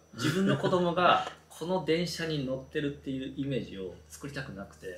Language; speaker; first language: Japanese; native; Japanese